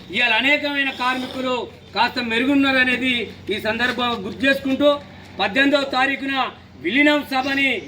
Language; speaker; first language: Telugu; native; Telugu